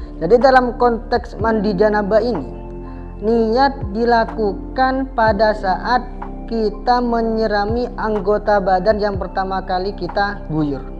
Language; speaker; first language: Indonesian; non-native, local second language; Madurese